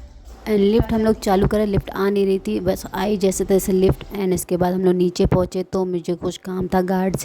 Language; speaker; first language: Hindi; native; Hindi